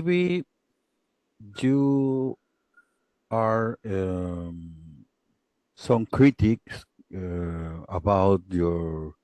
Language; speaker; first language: English; non-native, learner; Spanish